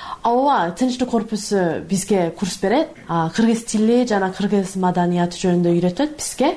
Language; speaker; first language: Kyrgyz; non-native, learner; English